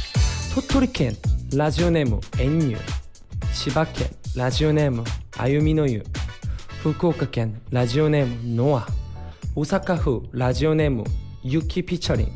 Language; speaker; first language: Japanese; non-native, fluent; Korean